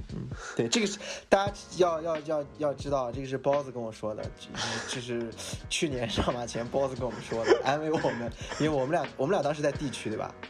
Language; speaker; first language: Chinese; native; Chinese